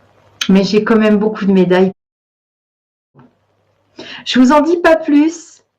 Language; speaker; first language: French; native; French